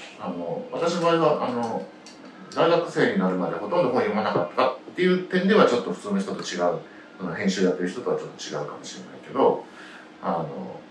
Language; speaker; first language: Japanese; native; Japanese